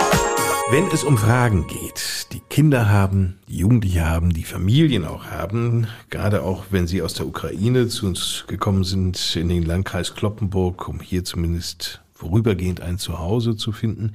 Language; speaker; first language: German; native; German